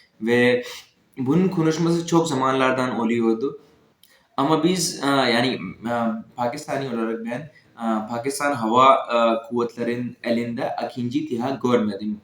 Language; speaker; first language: Turkish; non-native, fluent; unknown